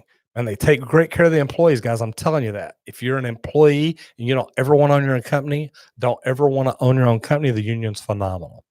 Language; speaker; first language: English; native; English